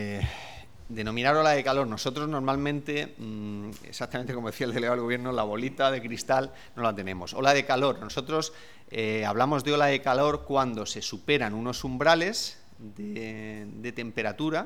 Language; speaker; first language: Spanish; native; Spanish